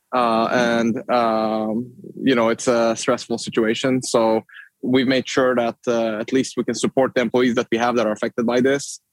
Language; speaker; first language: English; non-native, fluent; Swedish